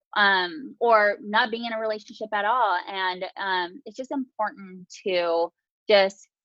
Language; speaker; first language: English; early bilingual, other home language; Japanese